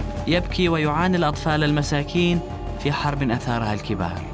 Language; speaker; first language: Arabic; native; Arabic